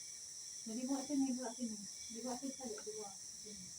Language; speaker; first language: Indonesian; native; Indonesian